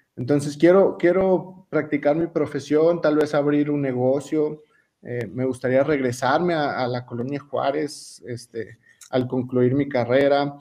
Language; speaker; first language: Spanish; native; Spanish